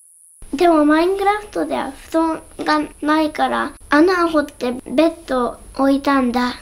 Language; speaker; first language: Japanese; native; Japanese